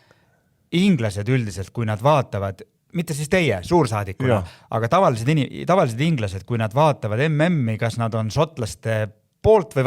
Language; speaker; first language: Estonian; native; Estonian